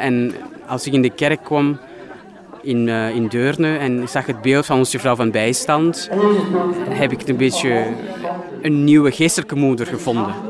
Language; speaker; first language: Dutch; non-native, fluent; Thai